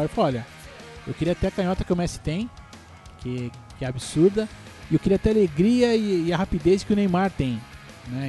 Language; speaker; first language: Portuguese; native; Portuguese